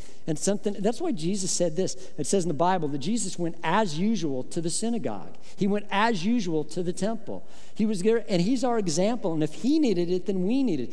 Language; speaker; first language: English; native; English